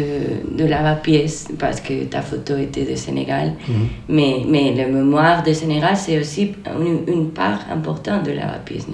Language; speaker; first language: French; non-native, fluent; Spanish